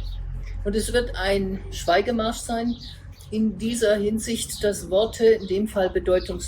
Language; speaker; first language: German; native; German